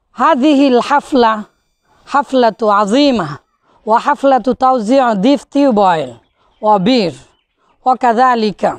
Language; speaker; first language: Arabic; non-native, fluent; Bangla